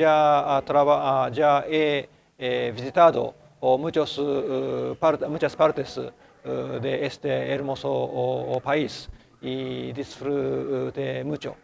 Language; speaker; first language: Spanish; non-native, learner; Japanese